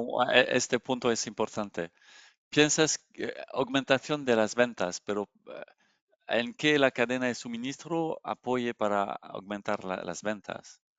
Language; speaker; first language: Spanish; non-native, learner; French